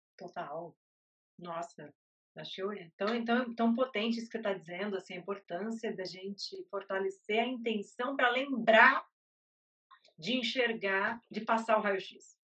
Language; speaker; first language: Portuguese; native; Portuguese